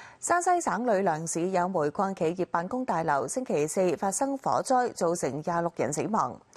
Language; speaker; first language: Chinese; non-native, local second language; Cantonese